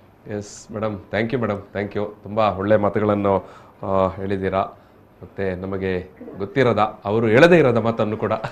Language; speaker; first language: Kannada; native; Kannada